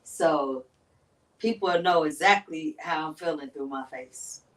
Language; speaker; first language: English; native; English